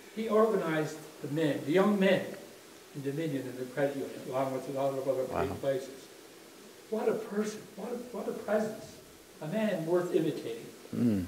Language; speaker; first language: English; native; English